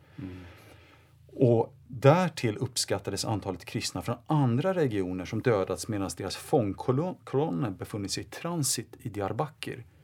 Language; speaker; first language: Swedish; native; Swedish